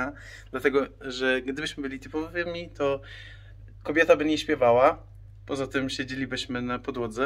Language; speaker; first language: Polish; non-native, fluent; Persian